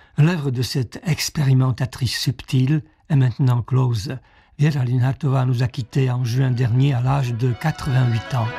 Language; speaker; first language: French; non-native, fluent; Czech